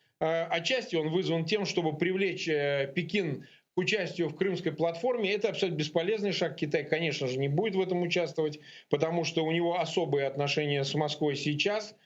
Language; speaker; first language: Russian; native; Russian